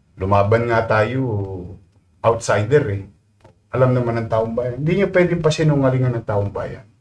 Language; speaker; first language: Filipino; native; Filipino